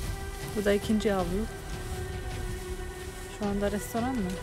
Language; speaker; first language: Turkish; non-native, fluent; Slovenian